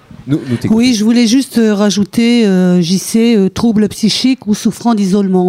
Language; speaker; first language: French; native; French